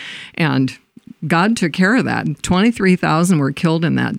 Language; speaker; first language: English; native; English